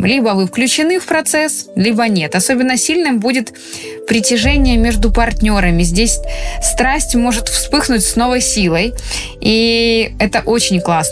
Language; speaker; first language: Russian; native; Russian